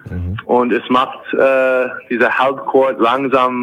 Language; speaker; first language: German; non-native, fluent; English